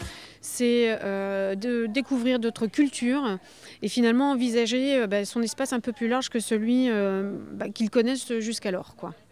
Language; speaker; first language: French; native; French